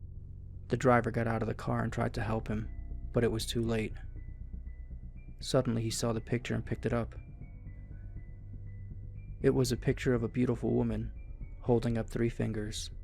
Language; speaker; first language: English; native; English